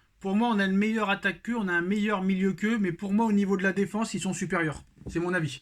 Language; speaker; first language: French; native; French